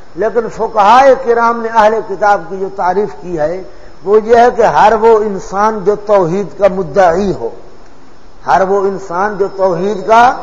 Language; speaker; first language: Urdu; non-native, local second language; Saraiki